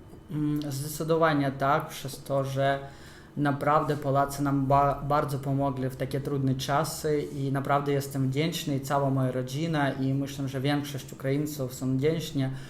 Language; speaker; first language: Polish; non-native, fluent; Ukrainian